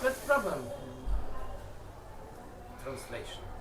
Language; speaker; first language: English; non-native, learner; Russian